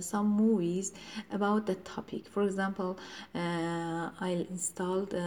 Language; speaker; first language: English; non-native, learner; Persian